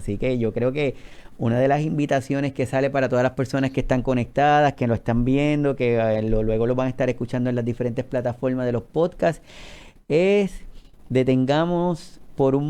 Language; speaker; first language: Spanish; native; Spanish